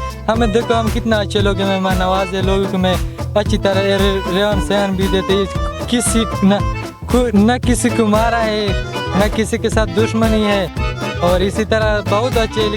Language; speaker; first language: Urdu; non-native, local second language; Pashto